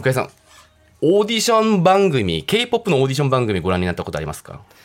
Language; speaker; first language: Japanese; non-native, fluent; Korean